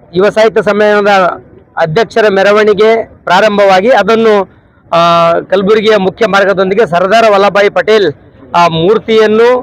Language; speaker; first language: Kannada; native; Kannada